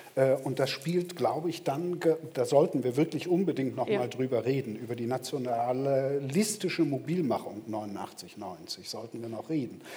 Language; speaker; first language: German; native; German